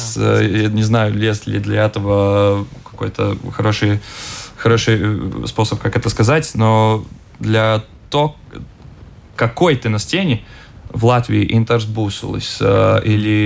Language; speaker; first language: Russian; non-native, local second language; Latvian